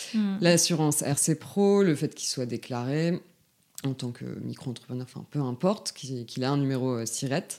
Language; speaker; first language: French; native; French